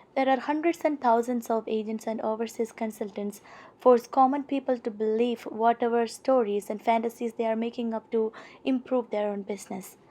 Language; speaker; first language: English; non-native, local second language; Malayalam